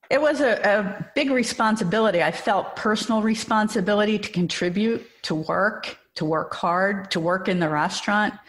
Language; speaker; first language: English; native; English